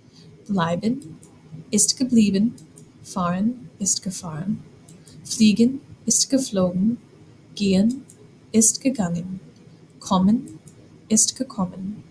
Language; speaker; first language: German; non-native, fluent; English